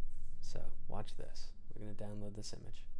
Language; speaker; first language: English; native; English